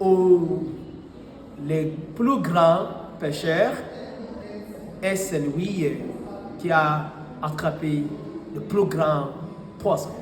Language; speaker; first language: French; non-native, fluent; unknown